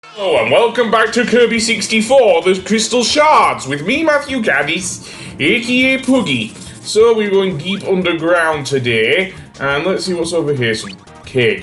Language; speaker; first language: English; native; English